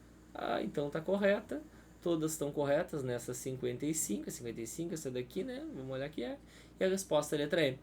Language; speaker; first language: Portuguese; native; Portuguese